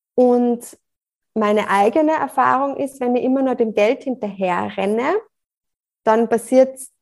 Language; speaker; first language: German; native; German